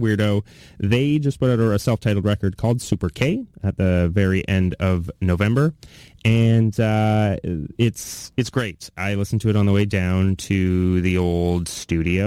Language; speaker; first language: English; native; English